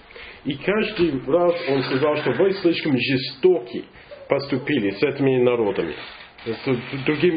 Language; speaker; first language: Russian; non-native, fluent; English